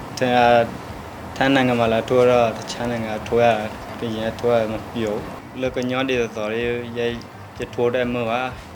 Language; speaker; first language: Burmese; non-native, local second language; Karen languages